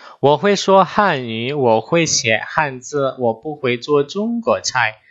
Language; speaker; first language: Chinese; non-native, fluent; Indonesian